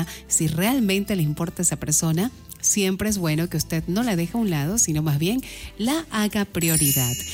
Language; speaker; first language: Spanish; native; Spanish